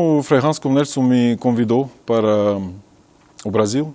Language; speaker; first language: Portuguese; non-native, fluent; Russian